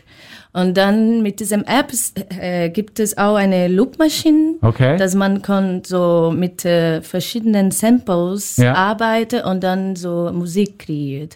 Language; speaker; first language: German; non-native, learner; Portuguese